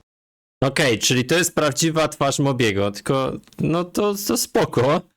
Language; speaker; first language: Polish; native; Polish